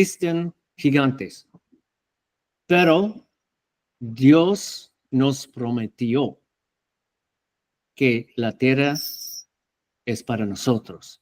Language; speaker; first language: Spanish; non-native, fluent; English